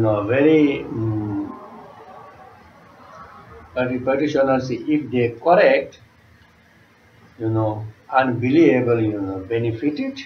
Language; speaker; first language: English; non-native, learner; Tibetan